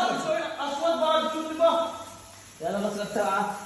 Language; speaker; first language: Arabic; native; Arabic